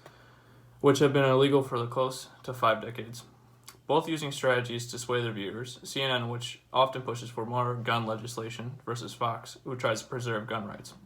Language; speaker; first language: English; native; English